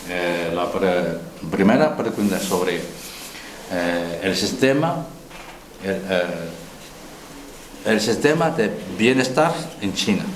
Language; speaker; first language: Spanish; non-native, learner; Chinese